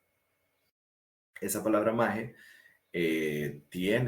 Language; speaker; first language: Spanish; native; Spanish